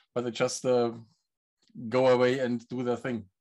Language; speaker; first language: English; non-native, fluent; German